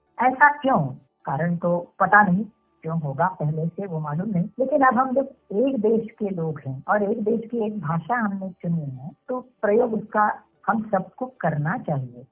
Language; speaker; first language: Hindi; non-native, local second language; Marathi